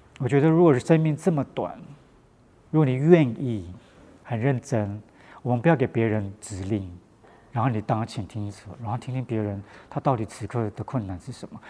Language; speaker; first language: Chinese; non-native, local second language; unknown